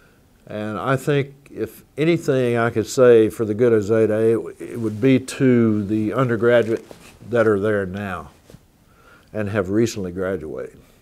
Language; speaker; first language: English; native; English